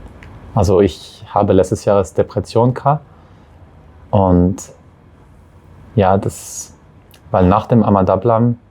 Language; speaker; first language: German; non-native, local second language; French